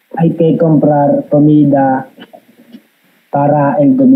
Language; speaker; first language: Spanish; non-native, learner; Filipino